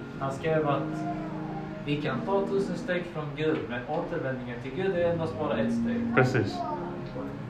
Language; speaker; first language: Swedish; early bilingual, other home language; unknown